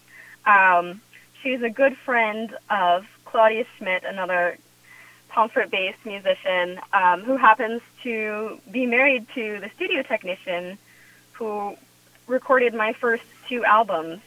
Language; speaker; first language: English; native; English